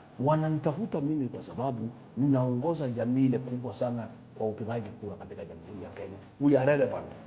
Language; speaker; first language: Swahili; non-native, local second language; Kikuyu